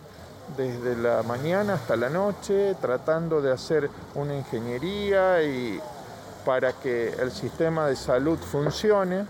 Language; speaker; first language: Spanish; native; Spanish